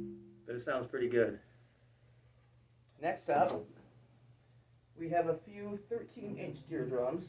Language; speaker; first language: English; native; English